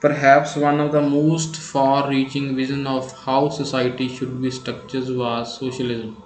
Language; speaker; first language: English; non-native, local second language; Punjabi